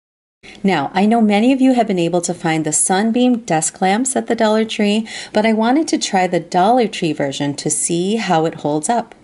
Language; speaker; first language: English; native; English